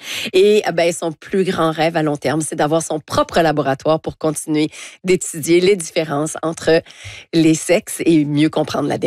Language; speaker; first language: French; native; French